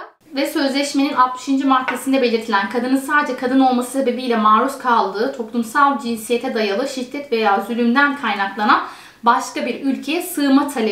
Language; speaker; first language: Turkish; native; Turkish